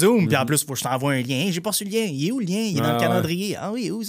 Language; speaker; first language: French; native; French